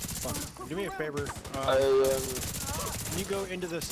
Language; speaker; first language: English; native; English